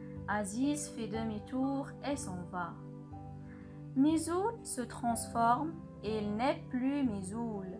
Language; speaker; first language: French; non-native, local second language; Arabic